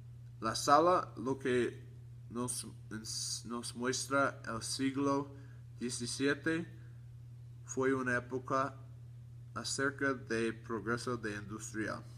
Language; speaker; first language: Spanish; non-native, learner; English